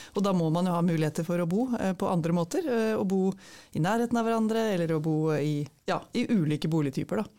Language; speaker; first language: Norwegian; native; Norwegian